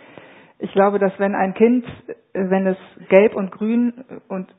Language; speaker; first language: German; native; German